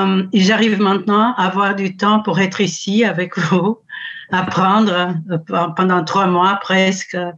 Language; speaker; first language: French; non-native, fluent; Kabuverdianu